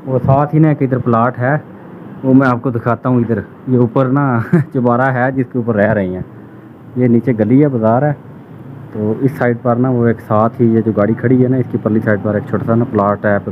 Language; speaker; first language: Urdu; non-native, local second language; Punjabi